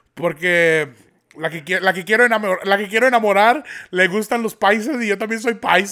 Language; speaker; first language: Spanish; early bilingual, heritage; Spanish